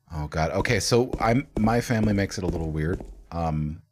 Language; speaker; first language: English; native; English